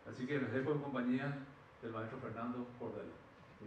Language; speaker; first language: Spanish; native; Spanish